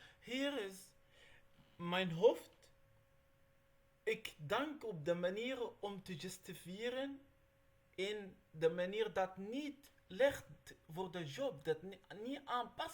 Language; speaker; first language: Dutch; non-native, learner; Arabic